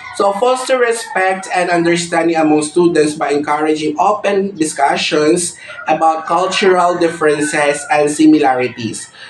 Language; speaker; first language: English; non-native, local second language; Filipino